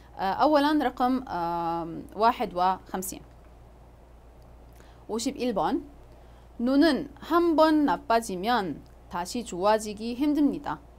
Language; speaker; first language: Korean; non-native, fluent; Arabic